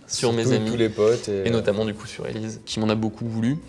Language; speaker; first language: French; native; French